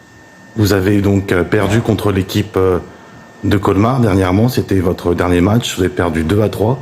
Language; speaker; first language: French; native; French